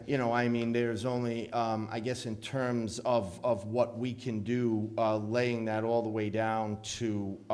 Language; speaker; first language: English; native; English